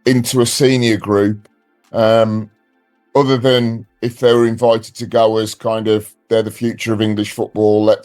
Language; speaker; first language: English; native; English